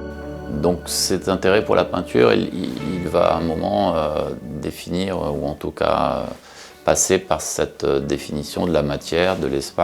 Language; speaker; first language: French; native; French